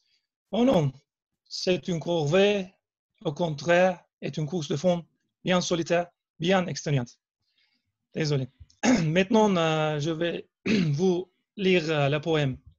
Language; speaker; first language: French; non-native, learner; Turkish